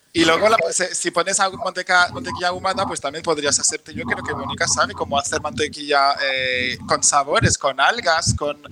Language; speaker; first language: Spanish; non-native, fluent; French